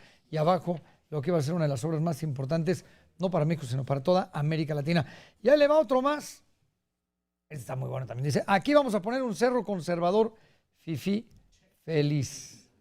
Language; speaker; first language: Spanish; native; Spanish